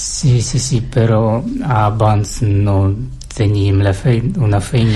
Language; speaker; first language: Catalan; non-native, learner; Russian